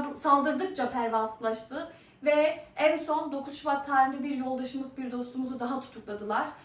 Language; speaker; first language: Turkish; early bilingual, heritage; Turkish